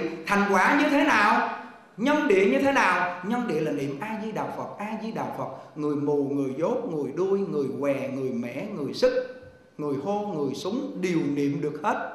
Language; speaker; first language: Vietnamese; native; Vietnamese